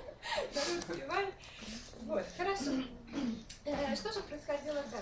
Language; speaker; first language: Russian; native; Russian